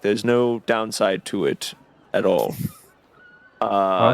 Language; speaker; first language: English; native; English